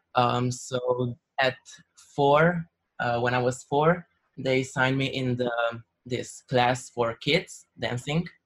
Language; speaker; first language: English; non-native, learner; Slovenian